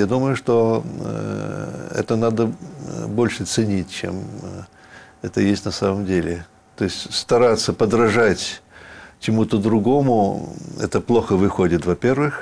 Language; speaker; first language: Russian; early bilingual, heritage; Russian